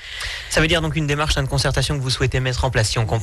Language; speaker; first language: French; native; French